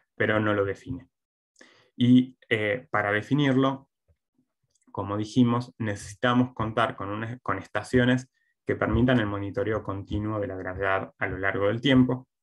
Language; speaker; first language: Spanish; native; Spanish